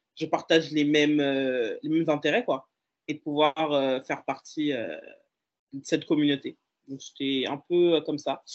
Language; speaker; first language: French; native; French